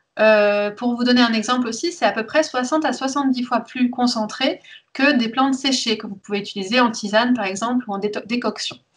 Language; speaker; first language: French; early bilingual, heritage; French